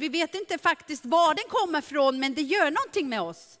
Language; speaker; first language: Swedish; non-native, fluent; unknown